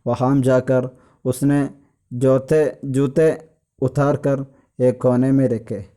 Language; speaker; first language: Hindi; non-native, local second language; Malayalam